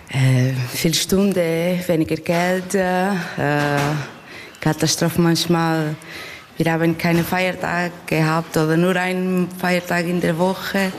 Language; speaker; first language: German; non-native, learner; Portuguese